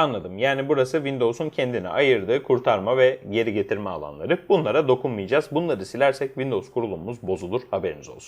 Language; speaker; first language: Turkish; native; Turkish